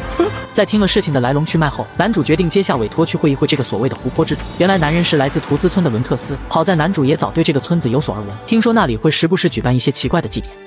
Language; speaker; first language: Chinese; native; Chinese